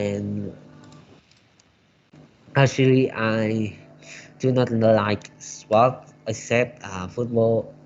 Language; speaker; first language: English; non-native, learner; Vietnamese